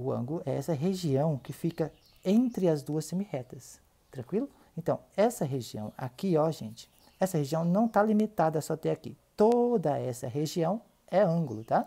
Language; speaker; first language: Portuguese; native; Portuguese